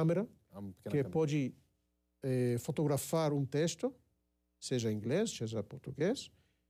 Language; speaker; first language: Portuguese; non-native, fluent; Hebrew